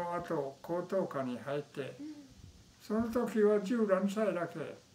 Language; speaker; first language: Japanese; non-native, local second language; Min Nan Chinese